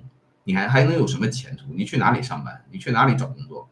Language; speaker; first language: Chinese; native; Chinese